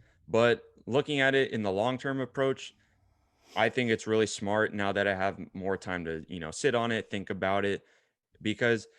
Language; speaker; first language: English; native; English